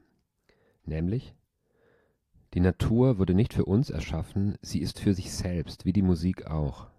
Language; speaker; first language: German; native; German